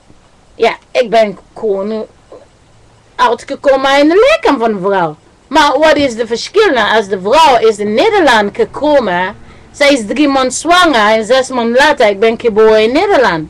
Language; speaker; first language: Dutch; non-native, learner; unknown